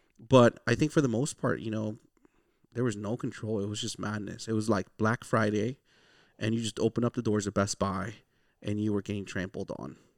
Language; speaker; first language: English; early bilingual, other home language; Spanish